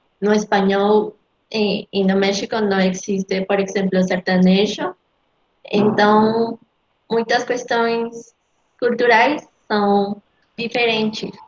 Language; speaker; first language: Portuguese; non-native, learner; Spanish